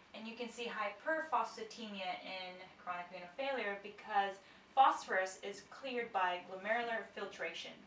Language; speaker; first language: English; non-native, fluent; Japanese